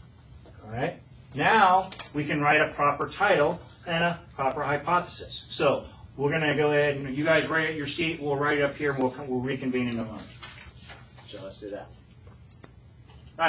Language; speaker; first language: English; native; English